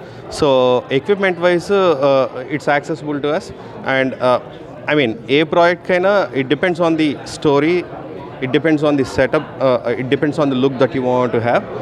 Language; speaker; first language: Telugu; native; Telugu